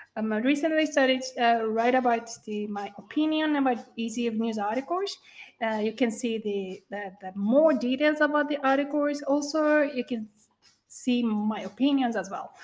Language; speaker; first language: English; non-native, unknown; Japanese